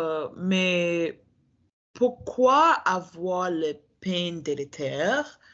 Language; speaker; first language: French; non-native, learner; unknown